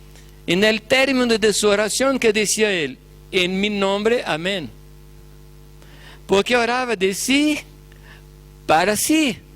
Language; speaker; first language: Spanish; non-native, fluent; Portuguese